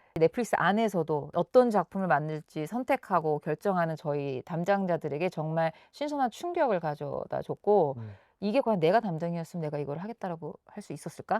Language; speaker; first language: Korean; native; Korean